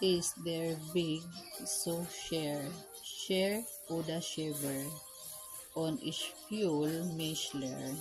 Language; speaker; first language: German; non-native, learner; Filipino